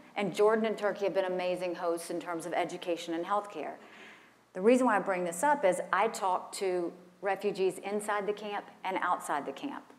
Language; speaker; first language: English; native; English